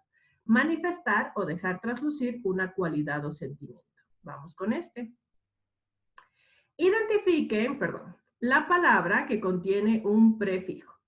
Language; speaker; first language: Spanish; native; Spanish